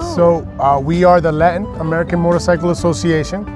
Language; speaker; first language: English; early bilingual, other home language; Spanish